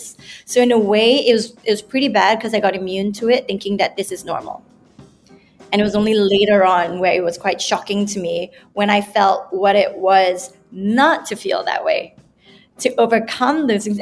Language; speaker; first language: English; non-native, local second language; Malay